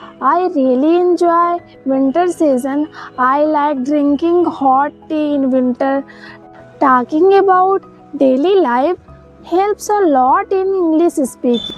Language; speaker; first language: English; non-native, learner; Hindi